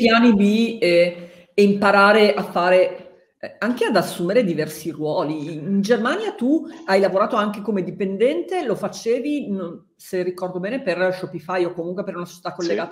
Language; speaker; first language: Italian; native; Italian